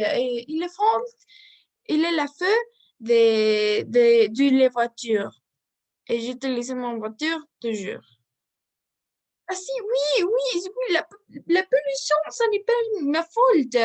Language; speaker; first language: French; non-native, learner; Spanish